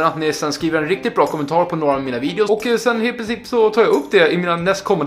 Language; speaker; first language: Swedish; native; Swedish